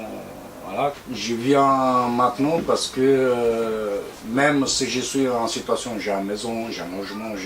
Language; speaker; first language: French; non-native, learner; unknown